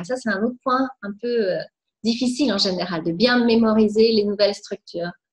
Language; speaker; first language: French; native; French